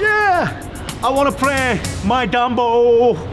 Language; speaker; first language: English; non-native, learner; Japanese